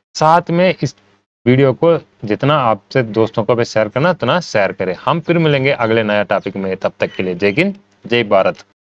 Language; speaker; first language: Hindi; non-native, local second language; Tamil